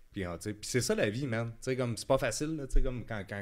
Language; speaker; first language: French; native; French